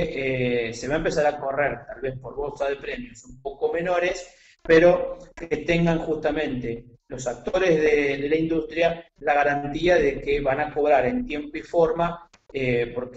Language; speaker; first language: Spanish; native; Spanish